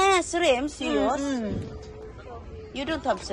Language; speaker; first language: English; non-native, local second language; Filipino